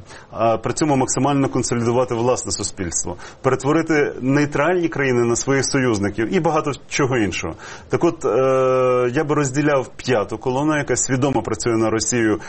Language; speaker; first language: Ukrainian; native; Ukrainian